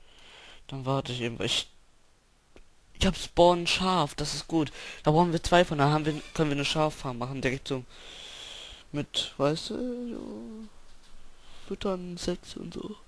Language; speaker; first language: German; native; German